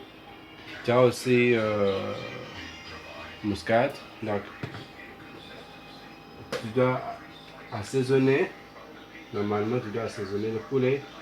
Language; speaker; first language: French; non-native, fluent; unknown